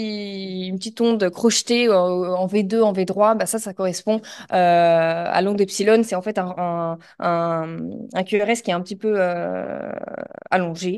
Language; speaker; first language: French; native; French